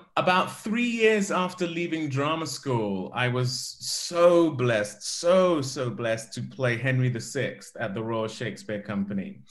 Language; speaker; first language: English; native; English